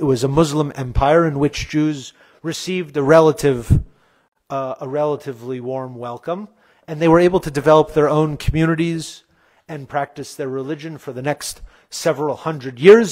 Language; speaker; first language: English; native; English